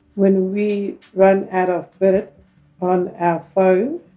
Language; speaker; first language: English; native; English